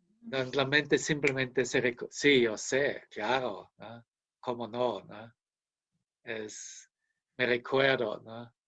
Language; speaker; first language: Spanish; non-native, fluent; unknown